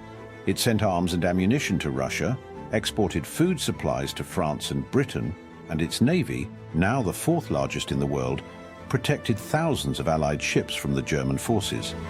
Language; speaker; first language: English; native; English